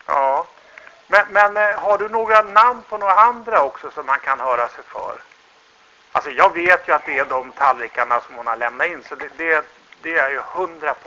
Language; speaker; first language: Swedish; native; Swedish